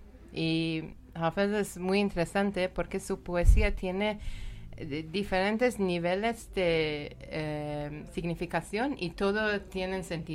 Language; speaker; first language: Spanish; non-native, learner; Persian